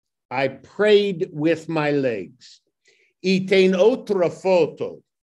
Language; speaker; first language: Portuguese; non-native, learner; English